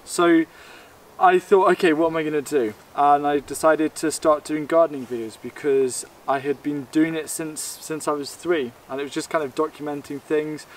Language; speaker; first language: English; native; English